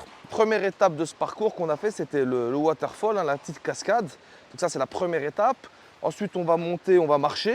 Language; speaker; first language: French; native; French